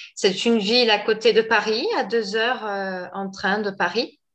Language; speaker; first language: French; native; French